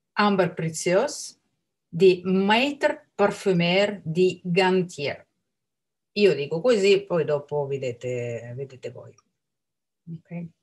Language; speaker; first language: Italian; non-native, fluent; Russian